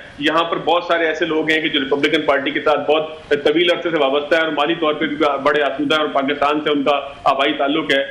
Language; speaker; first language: Urdu; non-native, local second language; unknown